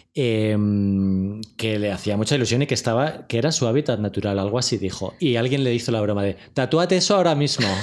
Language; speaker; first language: Spanish; native; Spanish